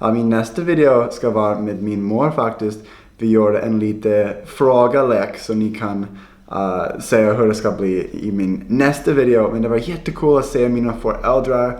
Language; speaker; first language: Swedish; non-native, learner; English